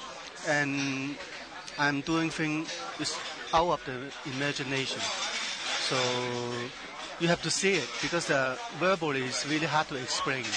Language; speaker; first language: English; non-native, learner; Chinese